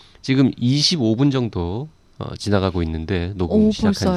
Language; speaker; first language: Korean; native; Korean